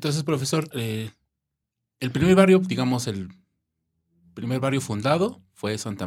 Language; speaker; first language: Spanish; native; Spanish